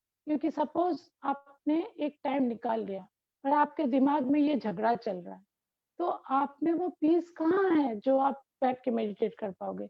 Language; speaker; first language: Hindi; non-native, local second language; Bangla